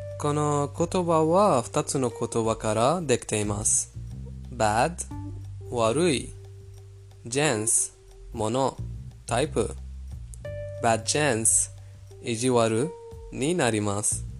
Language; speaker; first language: Japanese; non-native, fluent; Persian